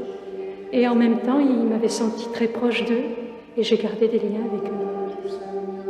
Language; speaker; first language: French; native; French